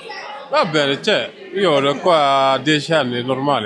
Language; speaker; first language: Italian; early bilingual, other home language; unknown